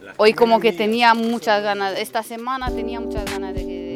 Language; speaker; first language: Spanish; non-native, fluent; Romanian